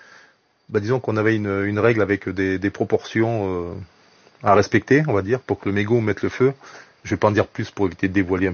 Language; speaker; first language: French; native; French